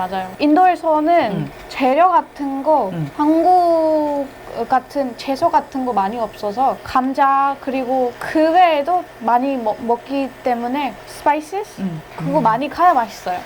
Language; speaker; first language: Korean; non-native, fluent; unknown